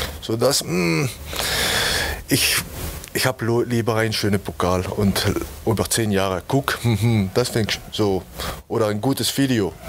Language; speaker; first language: German; non-native, learner; Dutch